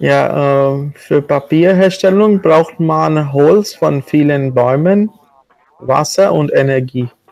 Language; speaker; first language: German; non-native, learner; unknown